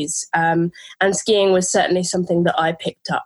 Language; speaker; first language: English; native; English